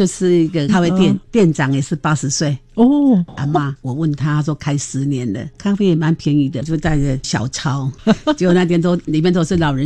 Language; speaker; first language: Chinese; native; Chinese